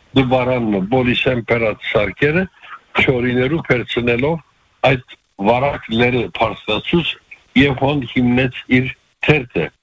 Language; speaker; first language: Armenian; early bilingual, heritage; Armenian